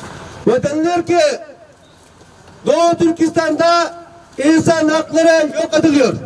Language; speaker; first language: Turkish; non-native, fluent; Uyghur